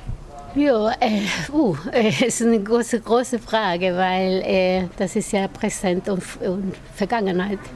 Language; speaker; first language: German; non-native, fluent; Spanish